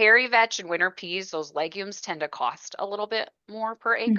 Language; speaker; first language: English; native; English